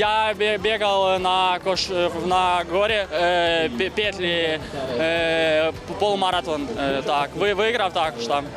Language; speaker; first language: Polish; non-native, learner; Ukrainian